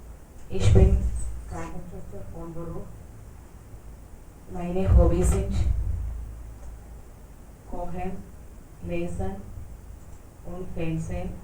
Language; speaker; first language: German; non-native, learner; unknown